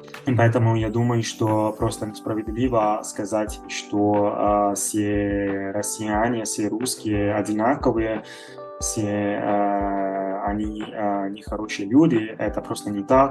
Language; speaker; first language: Russian; non-native, fluent; Italian